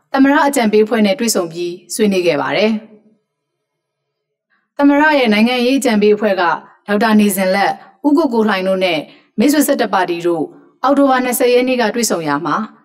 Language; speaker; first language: Burmese; native; Burmese